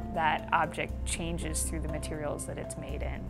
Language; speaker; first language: English; native; English